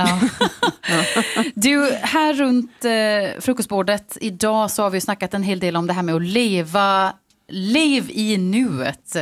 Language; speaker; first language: Swedish; native; Swedish